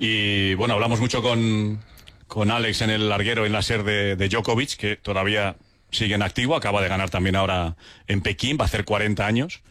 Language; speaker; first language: Spanish; native; Spanish